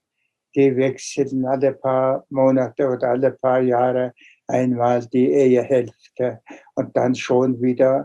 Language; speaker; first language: German; non-native, fluent; Tuvinian